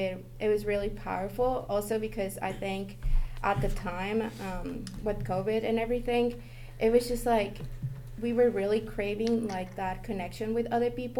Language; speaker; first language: English; non-native, fluent; Spanish